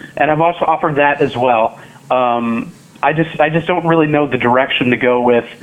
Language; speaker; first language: English; native; English